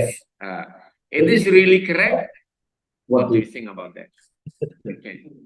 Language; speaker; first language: English; non-native, learner; Indonesian